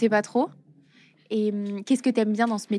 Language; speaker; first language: French; native; French